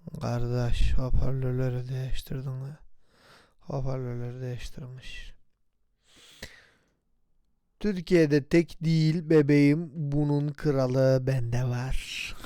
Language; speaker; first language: Turkish; native; Turkish